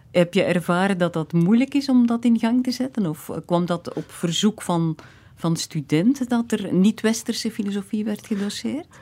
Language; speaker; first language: Dutch; native; Dutch